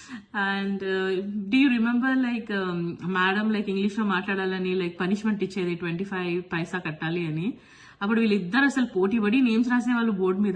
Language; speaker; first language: Telugu; native; Telugu